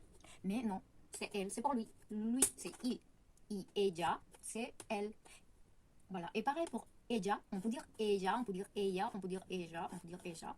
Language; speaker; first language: French; non-native, fluent; Spanish